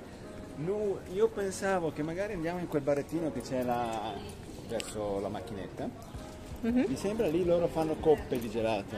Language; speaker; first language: Italian; non-native, learner; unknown